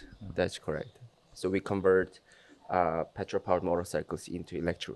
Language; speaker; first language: English; non-native, fluent; Korean